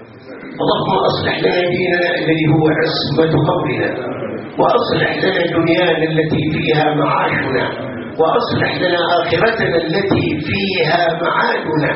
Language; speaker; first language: Arabic; native; Arabic